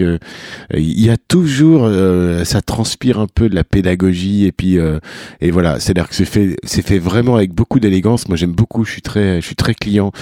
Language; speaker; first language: French; native; French